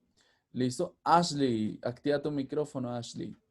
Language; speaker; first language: Spanish; native; Spanish